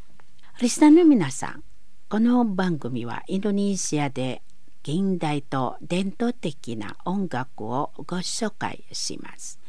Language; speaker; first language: Japanese; non-native, learner; Indonesian